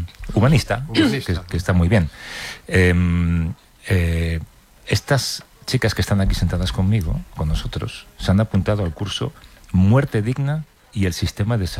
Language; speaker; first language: Spanish; native; Spanish